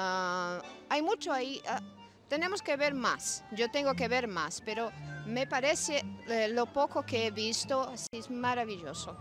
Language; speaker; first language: Spanish; non-native, fluent; Portuguese